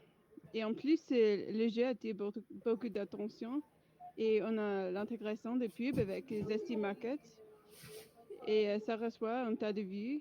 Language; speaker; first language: French; non-native, fluent; English